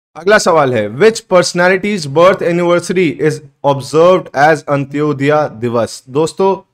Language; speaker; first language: Hindi; native; Hindi